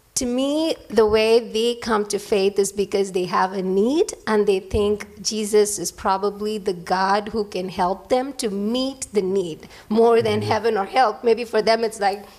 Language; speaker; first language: English; non-native, local second language; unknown